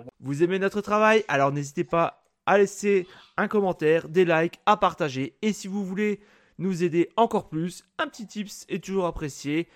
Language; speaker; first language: French; native; French